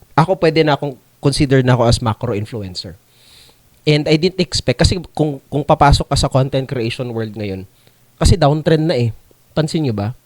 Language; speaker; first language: Filipino; non-native, local second language; Cebuano